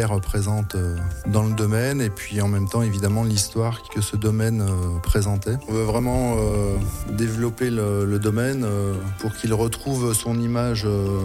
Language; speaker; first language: French; native; French